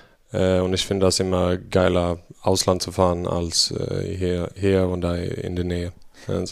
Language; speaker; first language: German; non-native, fluent; Swedish